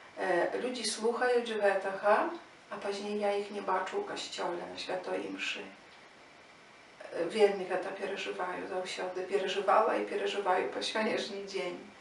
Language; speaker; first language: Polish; non-native, learner; Ukrainian